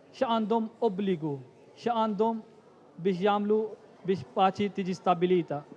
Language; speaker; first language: Maltese; non-native, fluent; Urdu